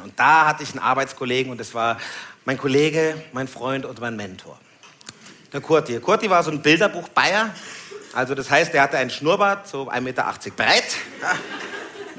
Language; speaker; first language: German; native; German